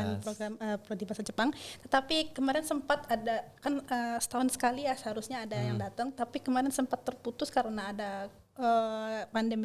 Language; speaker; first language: Indonesian; non-native, fluent; Japanese